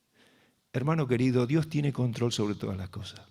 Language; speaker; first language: Spanish; native; Spanish